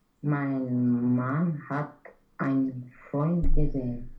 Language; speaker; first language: German; non-native, learner; Romanian